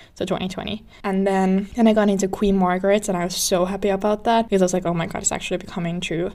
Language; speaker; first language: English; non-native, fluent; Finnish